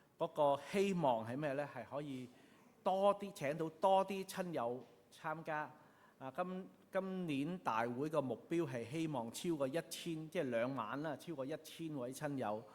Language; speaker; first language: Cantonese; native; Cantonese